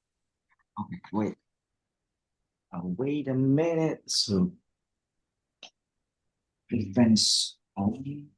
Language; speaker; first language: English; non-native, fluent; Indonesian